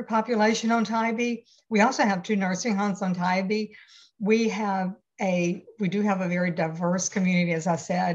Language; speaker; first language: English; native; English